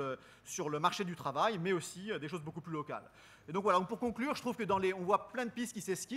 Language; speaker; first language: French; native; French